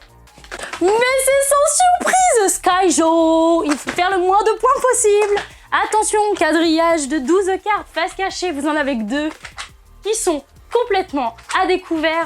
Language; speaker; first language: French; native; French